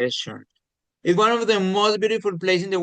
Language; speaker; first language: English; non-native, fluent; Spanish